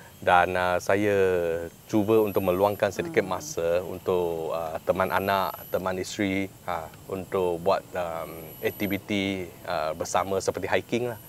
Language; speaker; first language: Malay; non-native, local second language; Chinese